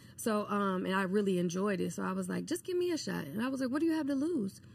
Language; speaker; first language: English; native; English